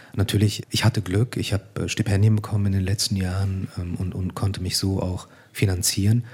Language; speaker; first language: German; native; German